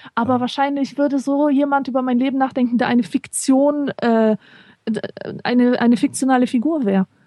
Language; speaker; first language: German; early bilingual, other home language; Polish